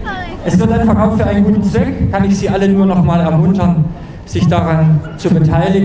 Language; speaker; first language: German; native; German